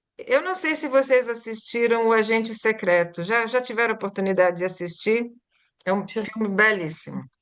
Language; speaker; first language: Portuguese; early bilingual, other home language; Italian